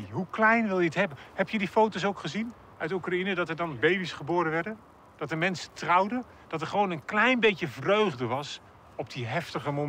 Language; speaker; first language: Dutch; native; Dutch